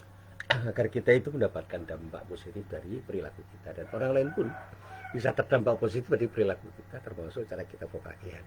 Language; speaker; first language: Indonesian; native; Indonesian